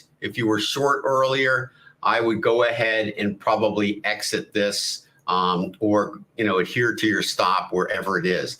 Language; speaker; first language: English; native; English